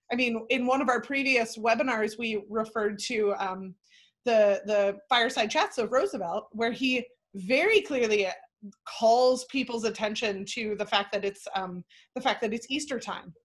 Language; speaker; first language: English; native; English